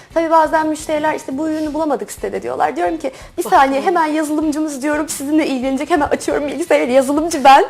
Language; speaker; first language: Turkish; native; Turkish